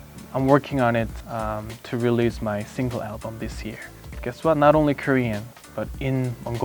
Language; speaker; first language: English; non-native, fluent; Korean